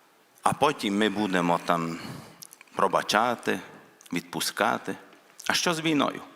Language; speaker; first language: Ukrainian; non-native, local second language; Hungarian